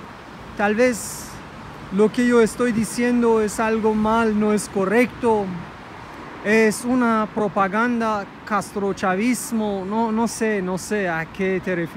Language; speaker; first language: Spanish; non-native, fluent; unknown